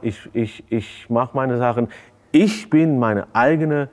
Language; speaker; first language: German; non-native, fluent; Hebrew